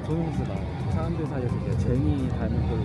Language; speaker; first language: Korean; native; Korean